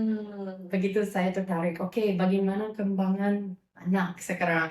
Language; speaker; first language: Indonesian; non-native, fluent; English